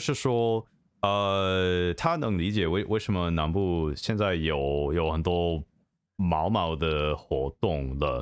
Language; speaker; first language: Chinese; non-native, fluent; English